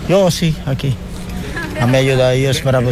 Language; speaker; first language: Spanish; non-native, learner; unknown